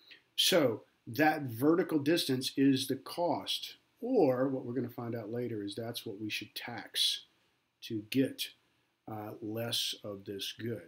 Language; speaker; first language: English; native; English